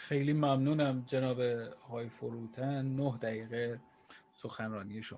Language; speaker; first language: Persian; native; Persian